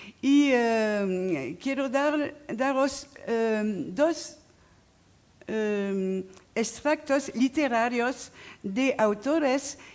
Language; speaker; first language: Spanish; non-native, fluent; French